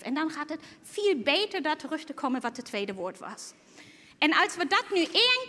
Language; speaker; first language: Dutch; non-native, fluent; German